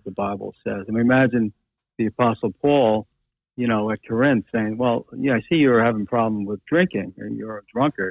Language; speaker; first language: English; native; English